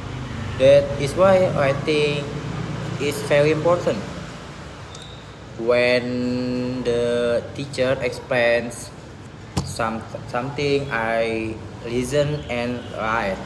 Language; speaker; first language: English; non-native, learner; Indonesian